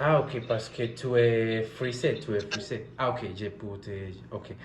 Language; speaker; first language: French; non-native, learner; Spanish